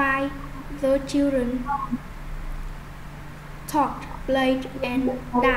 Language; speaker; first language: English; non-native, learner; Vietnamese